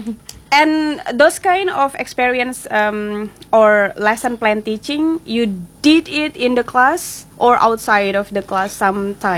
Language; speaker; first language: English; non-native, fluent; Indonesian